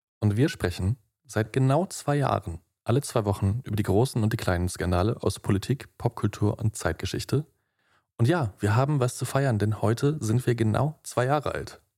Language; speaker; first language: German; native; German